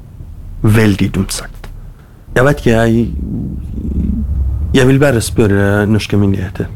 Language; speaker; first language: Norwegian; non-native, fluent; Kurdish